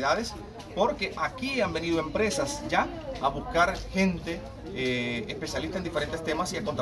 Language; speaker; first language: Spanish; native; Spanish